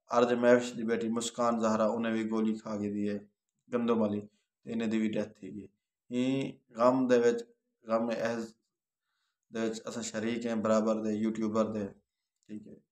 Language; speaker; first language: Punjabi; non-native, local second language; Saraiki